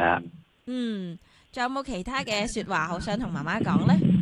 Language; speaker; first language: Cantonese; native; Cantonese